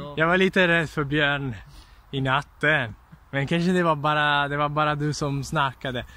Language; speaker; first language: Swedish; non-native, fluent; Italian